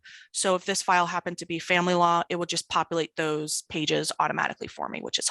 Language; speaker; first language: English; native; English